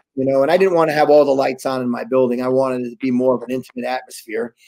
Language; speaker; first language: English; native; English